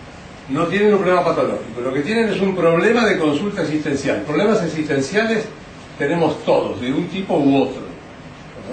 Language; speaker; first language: Spanish; native; Spanish